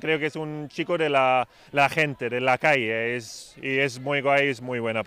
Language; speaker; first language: Spanish; non-native, fluent; Swedish